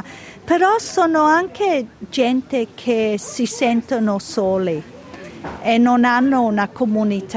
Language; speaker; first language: Italian; early bilingual, heritage; Italian